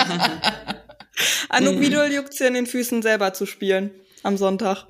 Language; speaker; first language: German; native; German